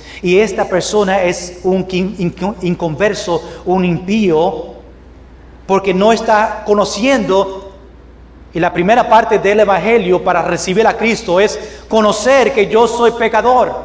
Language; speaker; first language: Spanish; non-native, fluent; English